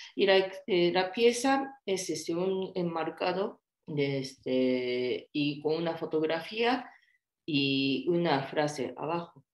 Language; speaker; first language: Spanish; non-native, fluent; Japanese